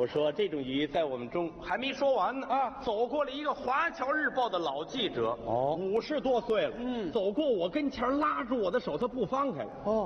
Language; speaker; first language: Chinese; native; Chinese